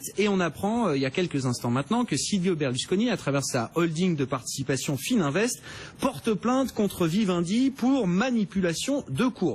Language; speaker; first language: French; native; French